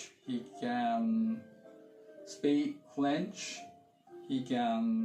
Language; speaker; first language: English; non-native, learner; Thai